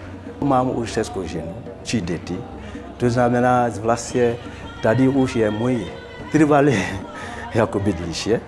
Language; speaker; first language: Czech; non-native, learner; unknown